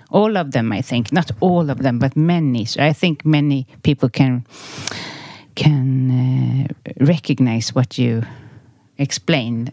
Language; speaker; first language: English; non-native, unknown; Swedish